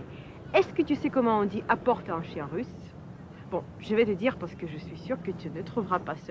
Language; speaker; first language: French; non-native, fluent; Russian